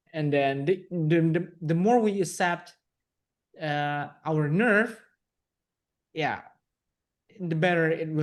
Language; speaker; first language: English; non-native, fluent; Indonesian